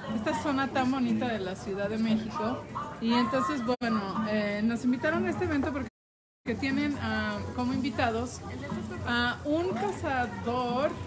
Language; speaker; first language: Spanish; native; Spanish